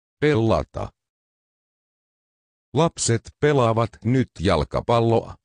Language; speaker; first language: Finnish; non-native, learner; Arabic